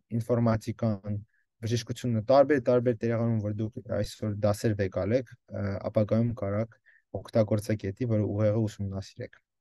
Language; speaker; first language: Armenian; early bilingual, heritage; Armenian